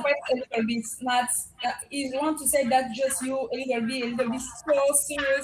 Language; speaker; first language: English; non-native, learner; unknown